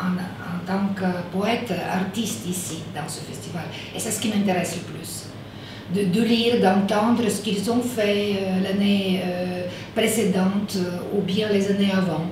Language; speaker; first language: French; non-native, fluent; Bulgarian